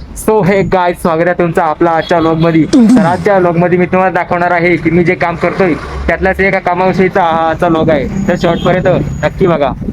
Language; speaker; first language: Marathi; non-native, local second language; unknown